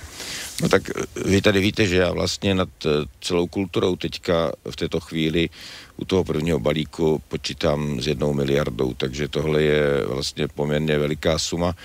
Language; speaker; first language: Czech; native; Czech